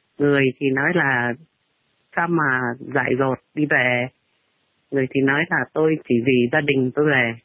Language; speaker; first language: Vietnamese; native; Vietnamese